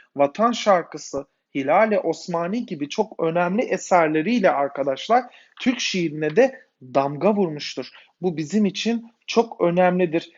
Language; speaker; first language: Turkish; native; Turkish